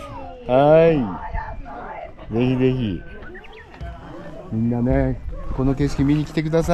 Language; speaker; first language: Japanese; native; Japanese